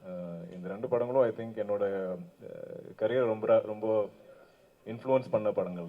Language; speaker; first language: Tamil; non-native, local second language; Malayalam